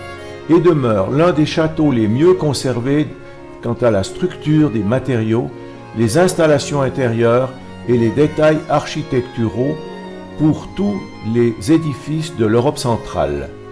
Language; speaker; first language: French; native; French